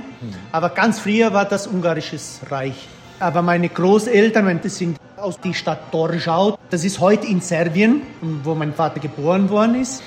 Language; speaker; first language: German; early bilingual, heritage; German